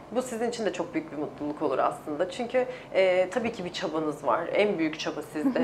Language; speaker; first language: Turkish; native; Turkish